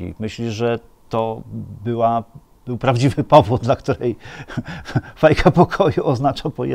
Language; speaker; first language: Polish; native; Polish